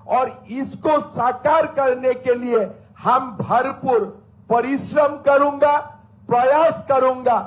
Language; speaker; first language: Hindi; non-native, local second language; Assamese